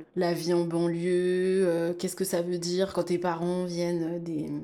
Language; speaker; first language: French; native; French